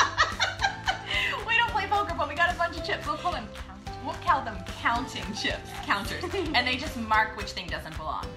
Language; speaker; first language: English; native; English